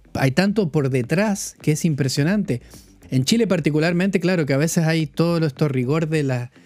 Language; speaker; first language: Spanish; native; Spanish